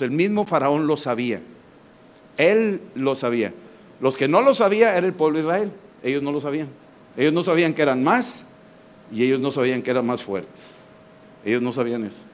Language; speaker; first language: Spanish; native; Spanish